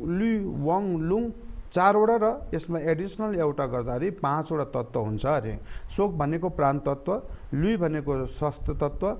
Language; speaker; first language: Nepali; non-native, local second language; Eastern Tamang